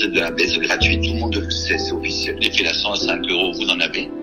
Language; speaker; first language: French; native; French